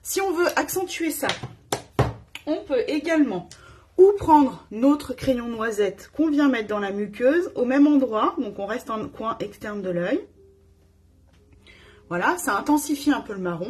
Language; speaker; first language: French; native; French